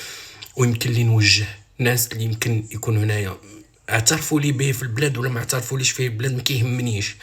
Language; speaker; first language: Arabic; native; Arabic